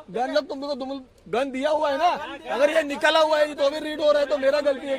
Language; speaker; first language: Hindi; non-native, local second language; Marathi